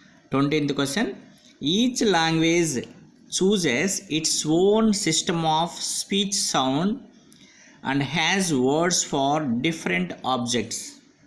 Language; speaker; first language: English; non-native, local second language; Telugu